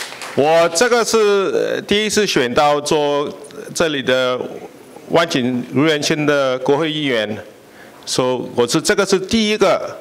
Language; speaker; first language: Chinese; early bilingual, heritage; Chinese